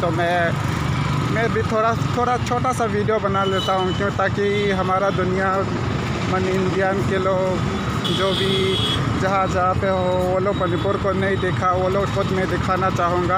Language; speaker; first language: Hindi; non-native, local second language; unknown